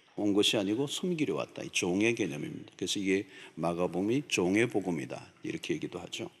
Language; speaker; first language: Korean; native; Korean